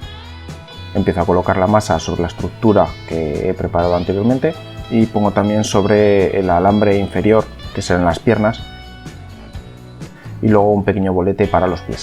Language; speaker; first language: Spanish; native; Spanish